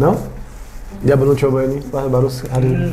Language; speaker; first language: Indonesian; non-native, learner; Portuguese